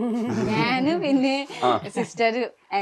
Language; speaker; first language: Malayalam; non-native, fluent; Nepali